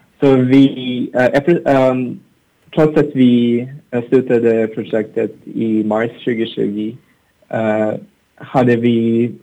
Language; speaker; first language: Swedish; non-native, learner; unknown